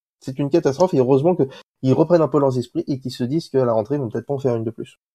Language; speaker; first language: French; native; French